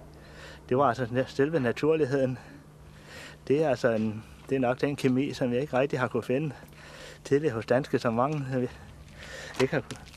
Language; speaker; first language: Danish; native; Danish